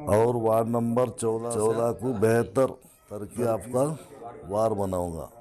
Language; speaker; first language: Hindi; non-native, local second language; Telugu